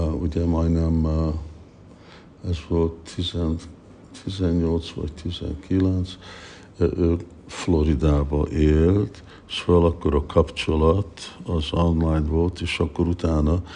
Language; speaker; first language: Hungarian; early bilingual, heritage; Hungarian